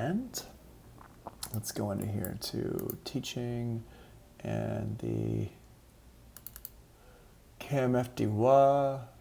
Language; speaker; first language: English; native; English